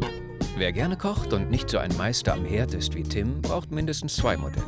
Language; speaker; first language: German; native; German